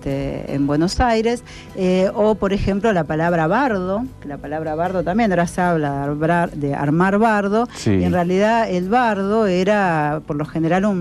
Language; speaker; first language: Spanish; native; Spanish